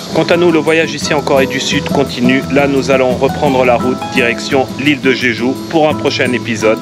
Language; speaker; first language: French; native; French